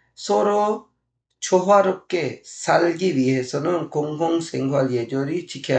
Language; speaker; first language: Korean; non-native, fluent; Urdu